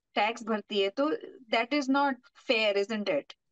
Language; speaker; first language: Hindi; non-native, local second language; Marathi